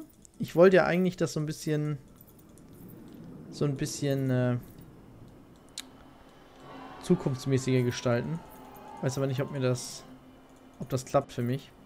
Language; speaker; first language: German; native; German